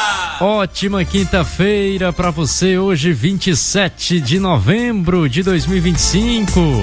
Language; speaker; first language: Portuguese; native; Portuguese